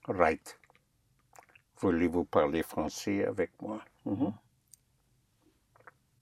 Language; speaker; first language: French; non-native, fluent; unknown